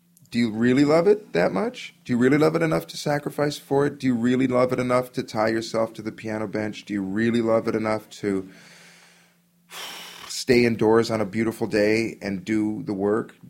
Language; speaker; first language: English; native; English